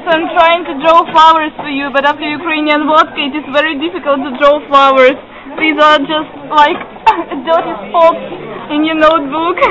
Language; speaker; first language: English; non-native, learner; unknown